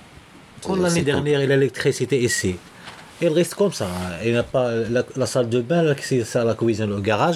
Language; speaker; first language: French; non-native, learner; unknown